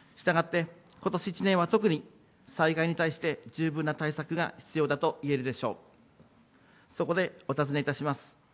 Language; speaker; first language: Japanese; native; Japanese